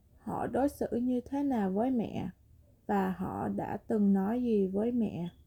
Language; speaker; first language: Vietnamese; early bilingual, other home language; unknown